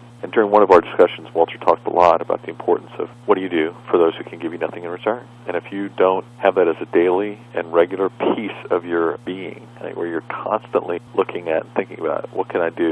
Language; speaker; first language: English; native; English